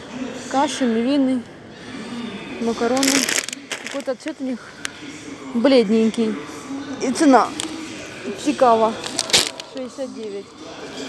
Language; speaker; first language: Russian; non-native, local second language; Ukrainian